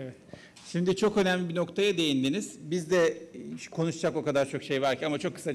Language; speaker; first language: Turkish; native; Turkish